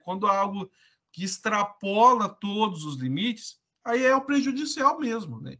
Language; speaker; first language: Portuguese; native; Portuguese